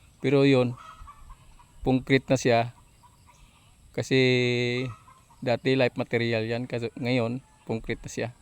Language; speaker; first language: Filipino; non-native, local second language; Hiligaynon